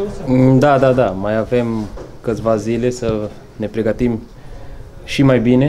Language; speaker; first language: Romanian; non-native, fluent; Portuguese